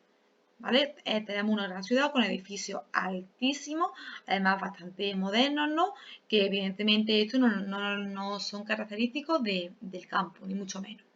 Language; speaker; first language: Spanish; native; Spanish